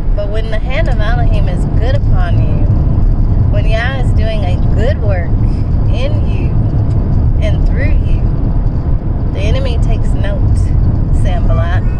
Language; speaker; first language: English; native; English